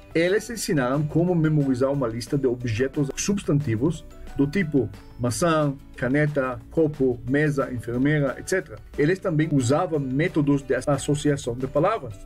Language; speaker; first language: Portuguese; non-native, fluent; French